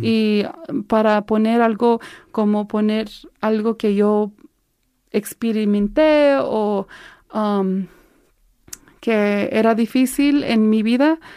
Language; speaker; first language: Spanish; early bilingual, heritage; Spanish